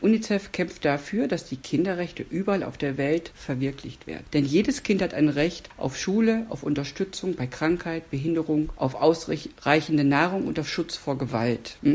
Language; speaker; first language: German; native; German